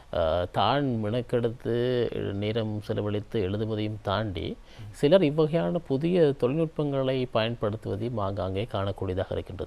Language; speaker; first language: Tamil; native; Tamil